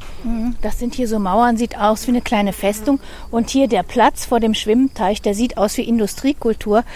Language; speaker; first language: German; native; German